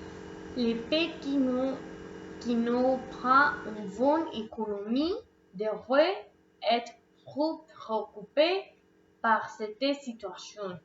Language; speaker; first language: French; non-native, learner; Spanish